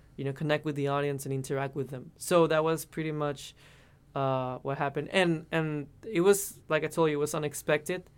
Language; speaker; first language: English; non-native, fluent; Spanish